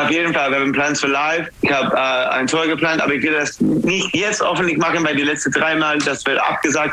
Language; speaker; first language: German; non-native, learner; English